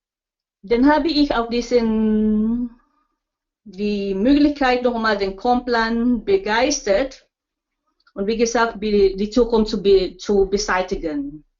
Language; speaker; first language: German; non-native, learner; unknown